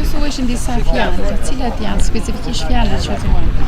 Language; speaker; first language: Albanian; native; Albanian